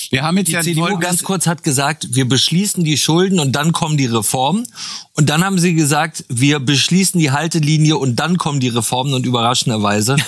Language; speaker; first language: German; native; German